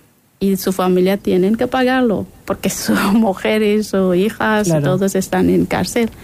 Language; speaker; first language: Spanish; non-native, learner; Persian